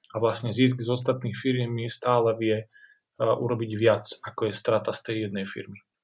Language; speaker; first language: Slovak; native; Slovak